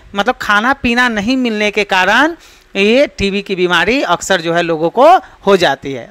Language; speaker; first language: Hindi; native; Hindi